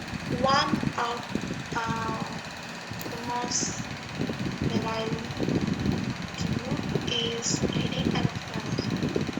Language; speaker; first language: English; non-native, learner; Indonesian